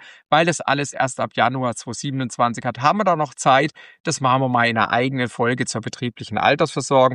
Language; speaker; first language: German; native; German